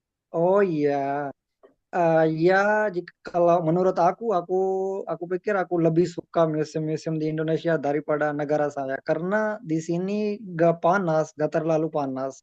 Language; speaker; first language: Indonesian; non-native, learner; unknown